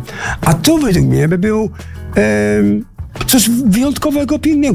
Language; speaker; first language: Polish; non-native, learner; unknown